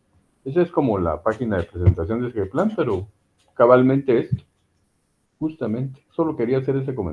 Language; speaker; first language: Spanish; native; Spanish